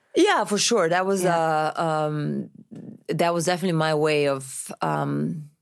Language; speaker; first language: English; non-native, fluent; Serbian